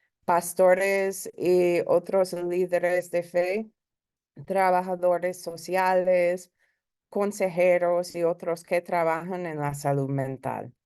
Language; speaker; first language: Spanish; early bilingual, heritage; Spanish